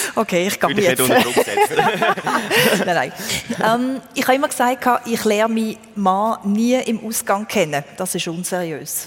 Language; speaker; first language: German; native; German